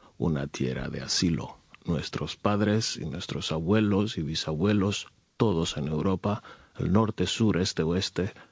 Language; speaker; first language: Spanish; non-native, fluent; Greek